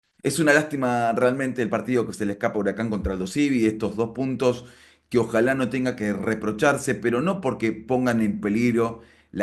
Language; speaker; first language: Spanish; native; Spanish